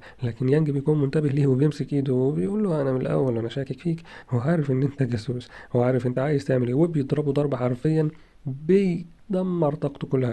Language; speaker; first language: Arabic; native; Arabic